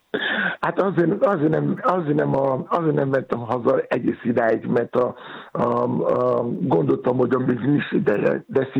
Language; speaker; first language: Hungarian; non-native, learner; Yoruba